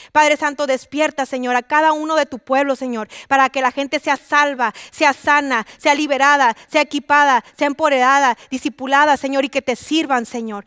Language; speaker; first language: Spanish; native; Spanish